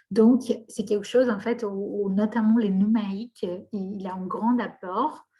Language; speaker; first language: French; non-native, fluent; Portuguese